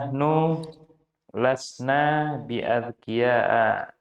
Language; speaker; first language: Arabic; non-native, fluent; Indonesian